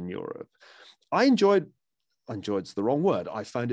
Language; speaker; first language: English; native; English